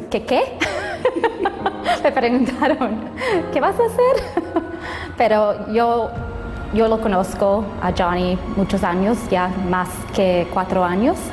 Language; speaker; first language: Spanish; early bilingual, heritage; Spanish